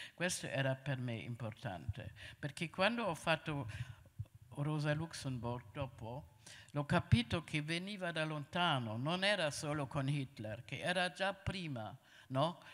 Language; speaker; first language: Italian; non-native, fluent; German